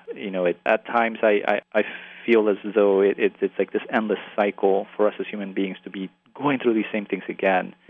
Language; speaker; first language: English; early bilingual, other home language; Spanish